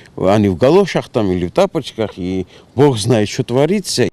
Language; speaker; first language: Russian; non-native, local second language; Georgian